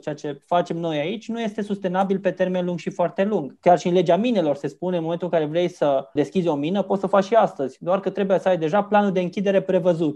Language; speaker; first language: Romanian; native; Romanian